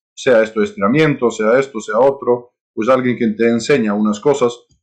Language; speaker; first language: Spanish; non-native, fluent; Serbian